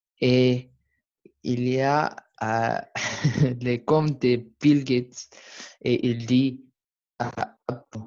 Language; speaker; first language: French; non-native, learner; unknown